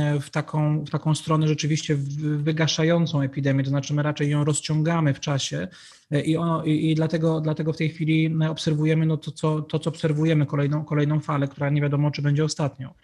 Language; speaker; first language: Polish; native; Polish